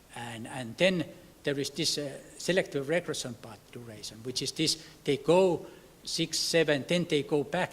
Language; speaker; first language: English; non-native, fluent; Finnish